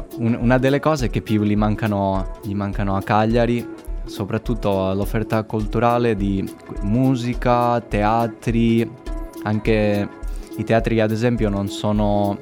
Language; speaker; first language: Italian; non-native, fluent; Spanish